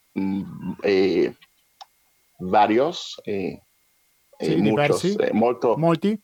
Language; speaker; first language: Italian; non-native, learner; French